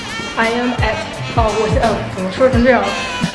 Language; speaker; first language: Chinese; early bilingual, heritage; Chinese